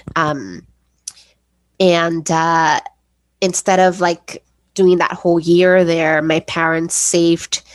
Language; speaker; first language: English; early bilingual, other home language; Spanish